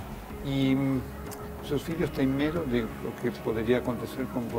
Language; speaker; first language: Portuguese; non-native, fluent; Spanish